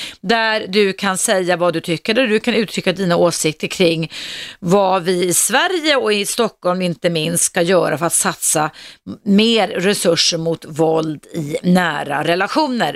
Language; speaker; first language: Swedish; native; Swedish